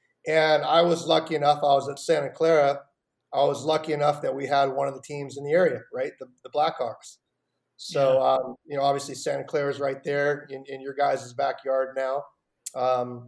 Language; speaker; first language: English; native; English